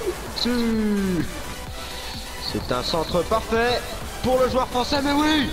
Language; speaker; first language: French; native; French